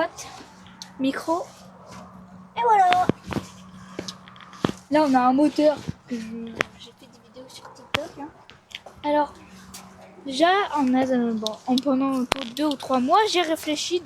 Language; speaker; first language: French; native; French